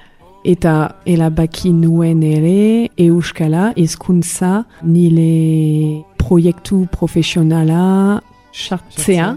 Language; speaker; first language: Basque; non-native, learner; French